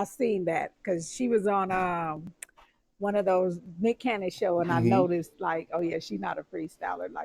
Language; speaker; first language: English; native; English